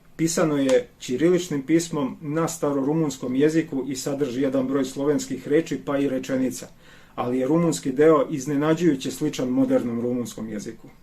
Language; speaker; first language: Bosnian; non-native, local second language; Romanian